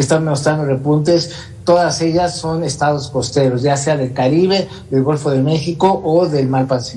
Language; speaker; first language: Spanish; native; Spanish